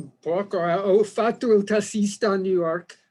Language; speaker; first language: Italian; non-native, fluent; English